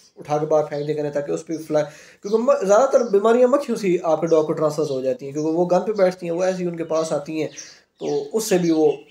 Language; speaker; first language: Urdu; non-native, local second language; Punjabi